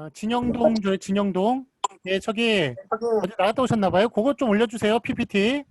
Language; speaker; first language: Korean; native; Korean